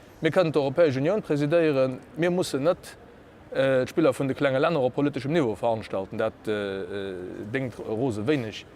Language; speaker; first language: Luxembourgish; native; Luxembourgish